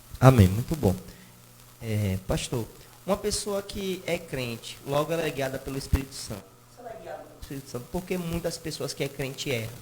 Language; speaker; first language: Portuguese; native; Portuguese